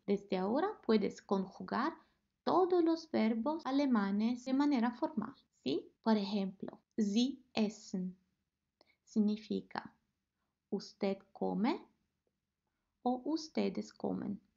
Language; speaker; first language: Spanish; non-native, fluent; Italian